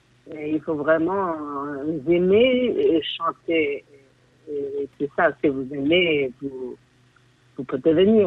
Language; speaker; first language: French; non-native, fluent; Chinese